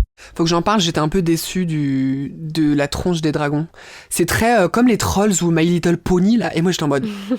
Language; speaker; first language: French; native; French